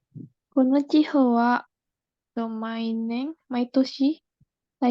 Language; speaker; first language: Japanese; non-native, learner; Indonesian